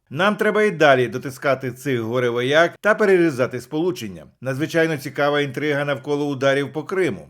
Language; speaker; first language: Ukrainian; native; Ukrainian